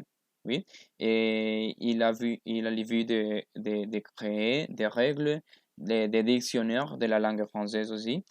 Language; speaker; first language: French; non-native, learner; Spanish